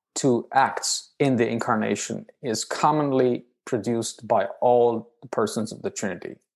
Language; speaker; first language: English; non-native, fluent; Romanian